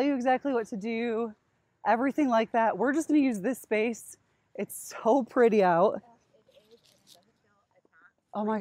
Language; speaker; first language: English; native; English